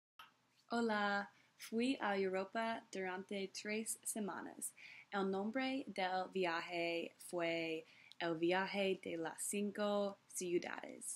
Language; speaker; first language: Spanish; non-native, learner; English